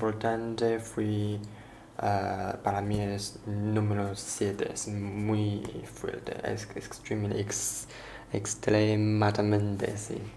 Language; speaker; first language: Spanish; non-native, learner; Chinese